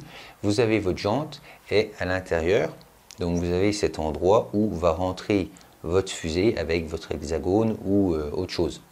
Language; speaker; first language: French; native; French